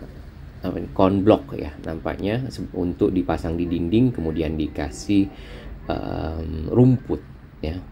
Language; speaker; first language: Indonesian; native; Indonesian